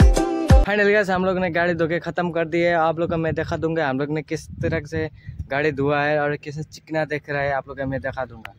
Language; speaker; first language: Hindi; non-native, local second language; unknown